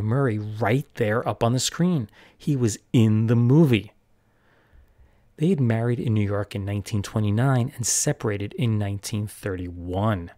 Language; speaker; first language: English; native; English